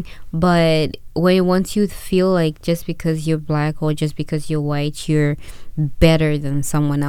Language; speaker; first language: English; non-native, local second language; Shona